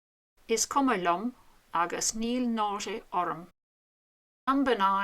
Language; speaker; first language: Irish; non-native, fluent; English